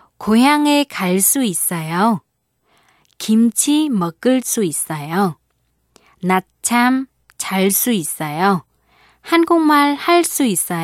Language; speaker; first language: Korean; non-native, fluent; Vietnamese